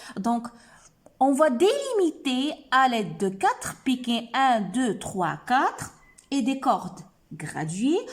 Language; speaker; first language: French; non-native, local second language; Arabic